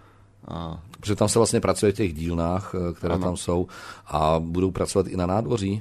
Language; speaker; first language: Czech; native; Czech